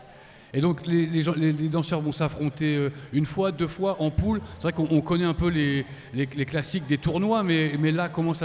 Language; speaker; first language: French; native; French